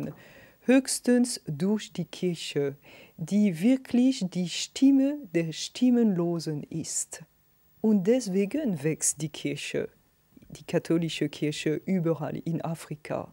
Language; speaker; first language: German; non-native, fluent; French